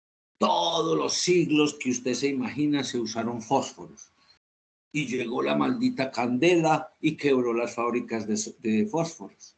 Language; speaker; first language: Spanish; native; Spanish